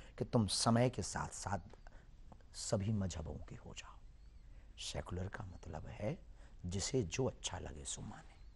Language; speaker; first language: Hindi; native; Hindi